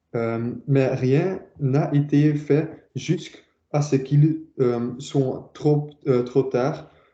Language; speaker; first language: French; non-native, learner; Dutch